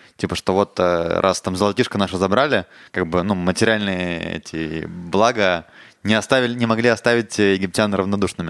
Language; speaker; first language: Russian; native; Russian